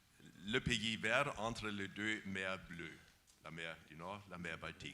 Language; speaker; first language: French; non-native, fluent; German